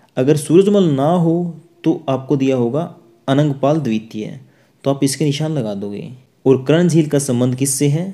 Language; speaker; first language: Hindi; native; Hindi